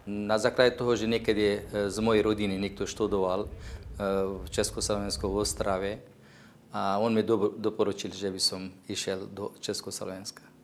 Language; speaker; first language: Slovak; non-native, fluent; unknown